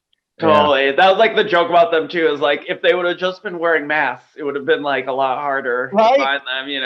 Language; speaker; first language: English; native; English